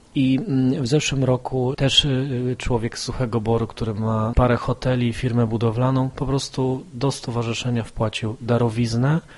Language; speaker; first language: Polish; native; Polish